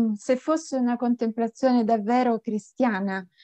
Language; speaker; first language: Italian; native; Italian